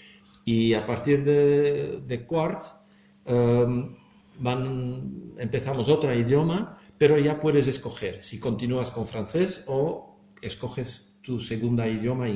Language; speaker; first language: Spanish; non-native, fluent; Dutch